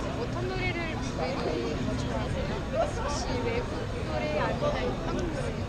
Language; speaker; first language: Korean; non-native, fluent; French